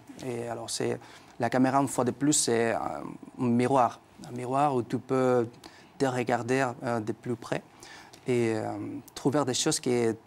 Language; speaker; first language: French; non-native, fluent; Spanish